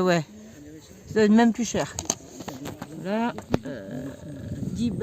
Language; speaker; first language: French; native; French